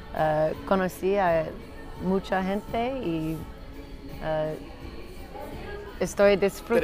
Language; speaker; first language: Spanish; non-native, learner; English